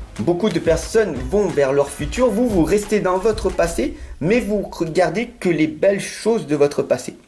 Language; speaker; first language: French; native; French